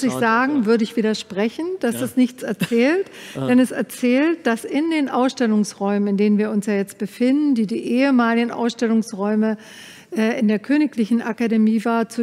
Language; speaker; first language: German; native; German